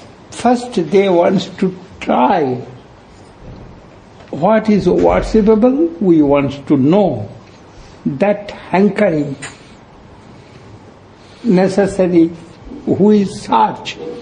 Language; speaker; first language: English; non-native, local second language; Bangla